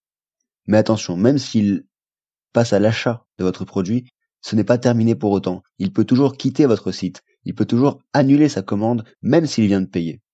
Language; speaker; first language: French; native; French